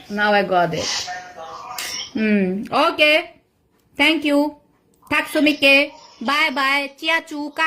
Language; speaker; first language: English; non-native, learner; Bangla